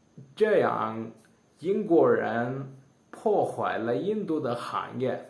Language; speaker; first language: Chinese; non-native, learner; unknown